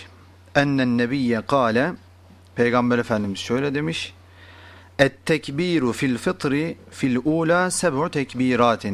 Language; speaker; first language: Turkish; native; Turkish